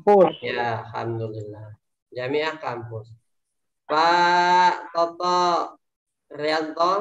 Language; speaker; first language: Indonesian; native; Indonesian